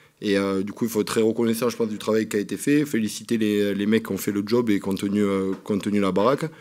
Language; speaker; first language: French; native; French